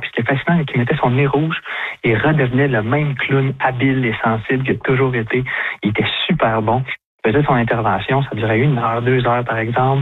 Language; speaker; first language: French; native; French